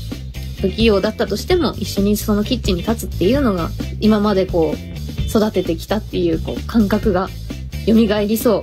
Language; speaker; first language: Japanese; native; Japanese